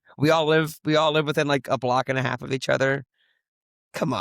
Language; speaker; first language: English; native; English